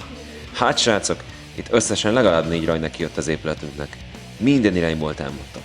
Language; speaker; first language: Hungarian; native; Hungarian